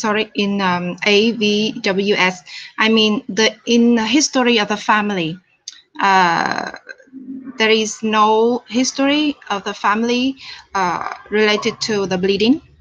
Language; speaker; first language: English; non-native, fluent; Vietnamese